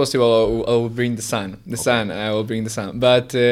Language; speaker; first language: English; non-native, fluent; Spanish